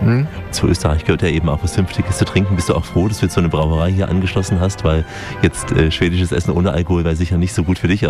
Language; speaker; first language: German; native; German